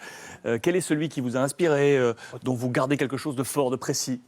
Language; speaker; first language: French; native; French